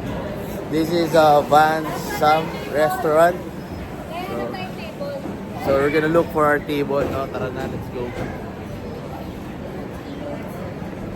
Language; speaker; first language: English; non-native, fluent; Filipino